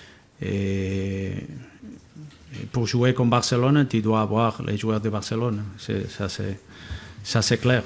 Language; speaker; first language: French; non-native, learner; Spanish